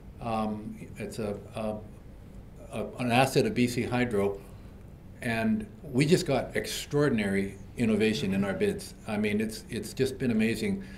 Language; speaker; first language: English; native; English